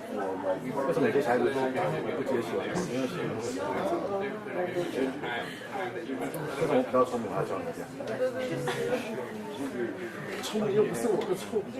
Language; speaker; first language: Chinese; native; Chinese